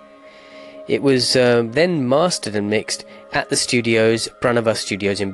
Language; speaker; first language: English; native; English